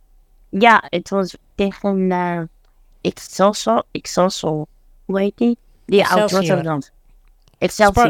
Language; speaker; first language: Dutch; non-native, fluent; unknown